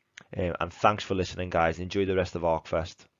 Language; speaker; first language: English; native; English